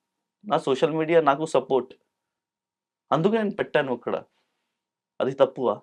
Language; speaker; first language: Telugu; non-native, local second language; Urdu